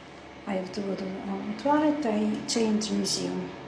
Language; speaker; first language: English; non-native, learner; Italian